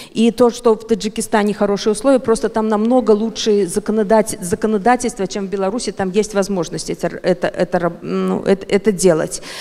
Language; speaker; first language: Russian; native; Russian